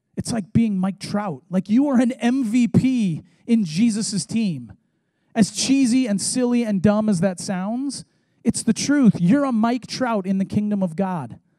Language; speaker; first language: English; native; English